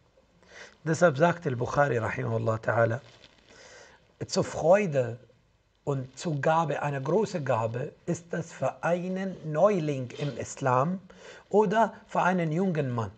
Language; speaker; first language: German; non-native, fluent; Arabic